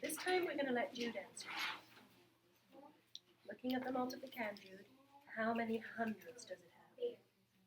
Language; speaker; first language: English; native; English